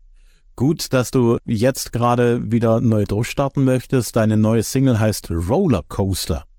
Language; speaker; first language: German; native; German